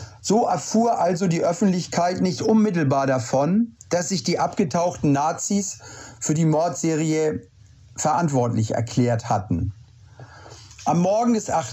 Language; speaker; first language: German; native; German